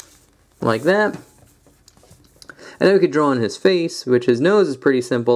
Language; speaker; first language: English; native; English